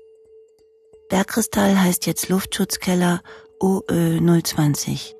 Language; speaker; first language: German; native; German